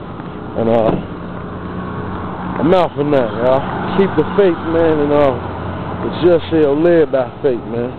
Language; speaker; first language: English; native; English